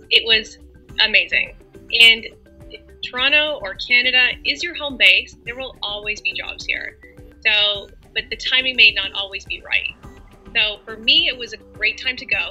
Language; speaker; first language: English; native; English